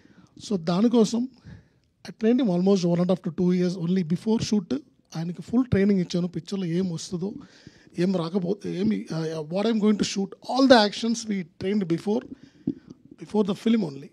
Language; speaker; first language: Telugu; non-native, learner; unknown